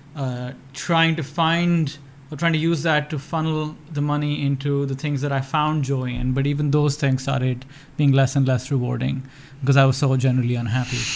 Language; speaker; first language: English; non-native, local second language; Urdu